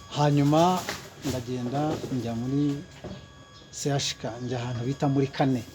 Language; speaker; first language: Kinyarwanda; early bilingual, heritage; Kinyarwanda